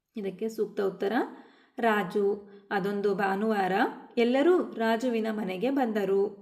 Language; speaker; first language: Kannada; native; Kannada